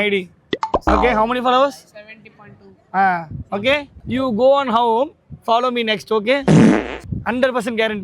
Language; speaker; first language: English; non-native, local second language; Tamil